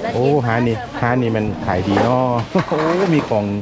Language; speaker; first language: Thai; native; Thai